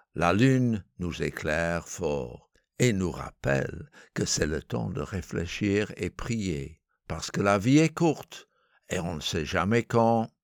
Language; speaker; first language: French; non-native, fluent; English